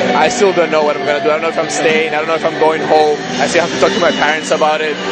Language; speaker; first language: English; non-native, fluent; Spanish